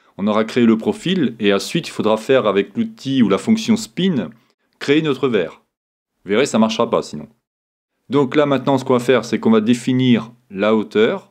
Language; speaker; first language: French; native; French